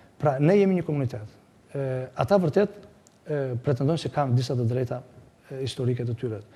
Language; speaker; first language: Albanian; non-native, local second language; Greek